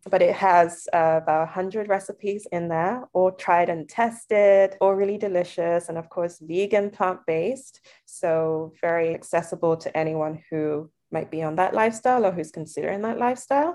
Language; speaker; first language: English; non-native, local second language; Yoruba